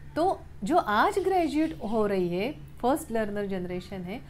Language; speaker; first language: Hindi; non-native, local second language; Marathi